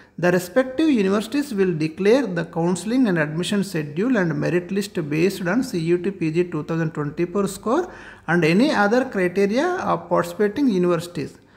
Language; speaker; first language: English; non-native, local second language; Telugu